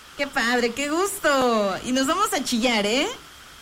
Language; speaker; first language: Spanish; native; Spanish